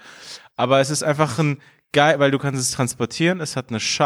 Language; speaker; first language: German; early bilingual, other home language; Persian